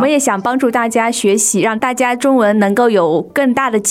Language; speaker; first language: Chinese; native; Chinese